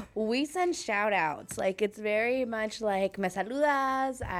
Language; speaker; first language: English; early bilingual, other home language; Spanish